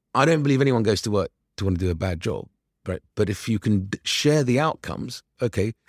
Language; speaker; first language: English; early bilingual, other home language; Arabic